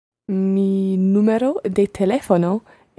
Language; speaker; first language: Spanish; non-native, learner; English